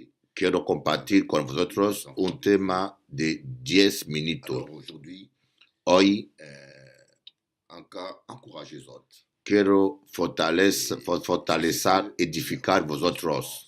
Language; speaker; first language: Spanish; non-native, learner; French